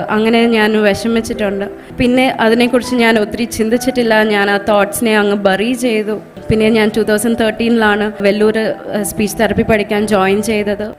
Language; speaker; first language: Malayalam; early bilingual, heritage; Malayalam